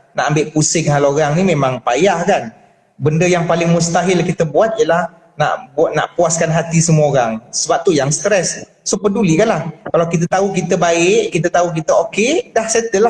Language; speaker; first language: Malay; native; Malay